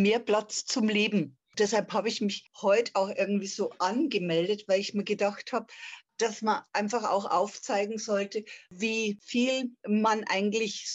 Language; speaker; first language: German; native; German